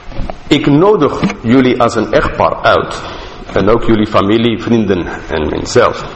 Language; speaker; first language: Dutch; non-native, fluent; English